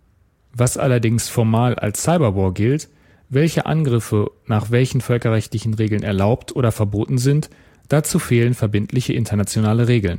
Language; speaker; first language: German; native; German